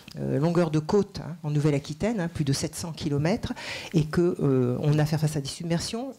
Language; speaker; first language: French; native; French